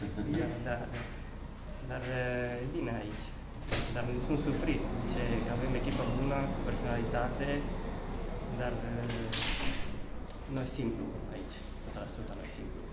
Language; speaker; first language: Romanian; non-native, learner; Italian